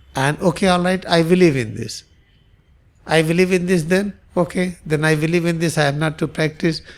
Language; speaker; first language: English; non-native, local second language; Hindi